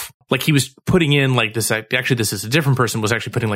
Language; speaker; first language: English; native; English